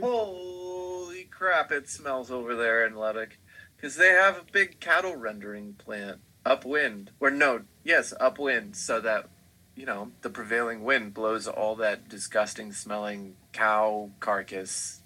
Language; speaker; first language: English; native; English